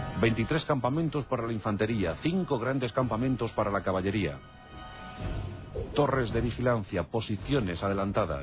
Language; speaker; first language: Spanish; native; Spanish